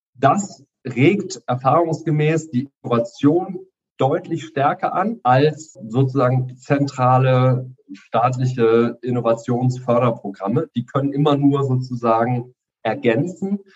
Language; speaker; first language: German; native; German